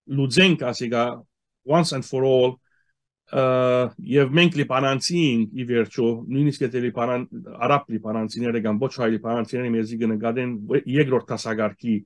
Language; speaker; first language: Armenian; early bilingual, heritage; Armenian